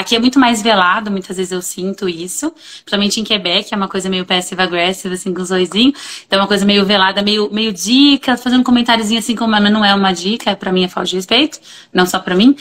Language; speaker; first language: Portuguese; native; Portuguese